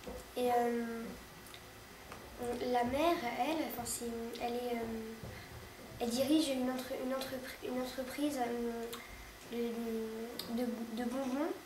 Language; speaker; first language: French; native; French